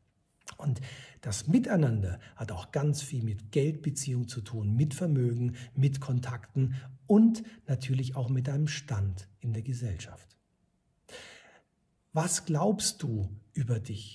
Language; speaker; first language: German; native; German